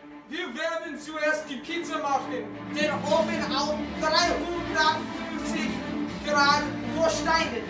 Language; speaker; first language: German; non-native, learner; English